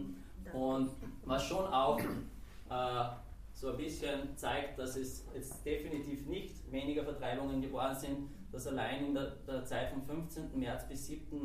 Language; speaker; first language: German; native; German